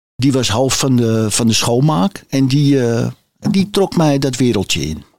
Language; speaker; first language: Dutch; native; Dutch